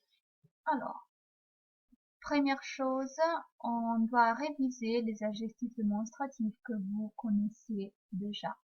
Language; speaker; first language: French; non-native, fluent; Italian